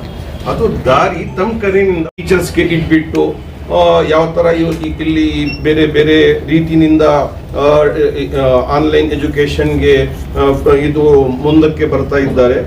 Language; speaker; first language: Kannada; non-native, local second language; Urdu